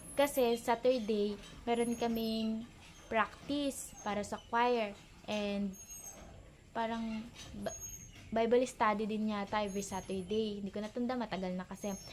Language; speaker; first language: Filipino; native; Filipino